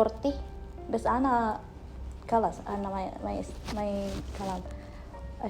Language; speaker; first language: Arabic; non-native, learner; Filipino